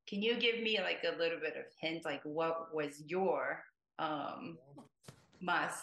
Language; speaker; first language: English; non-native, fluent; Japanese